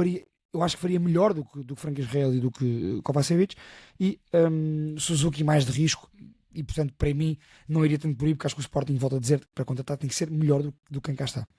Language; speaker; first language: Portuguese; native; Portuguese